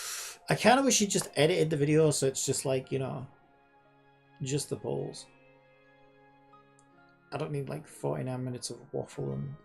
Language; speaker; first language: English; native; English